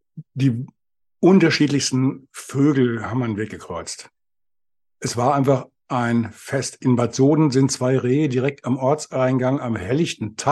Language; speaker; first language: German; native; German